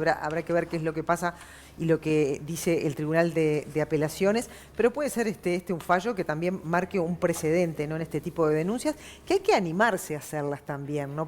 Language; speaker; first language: Spanish; native; Spanish